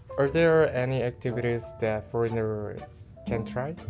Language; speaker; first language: English; non-native, learner; Korean